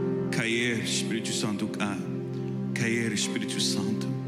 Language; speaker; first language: Portuguese; non-native, learner; English